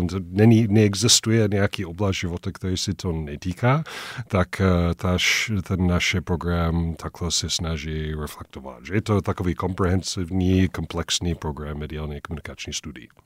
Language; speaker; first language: Czech; non-native, fluent; English